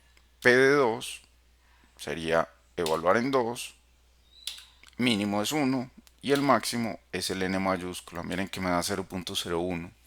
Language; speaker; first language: Spanish; native; Spanish